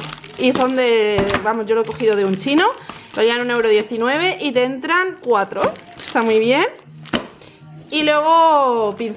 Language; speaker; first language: Spanish; native; Spanish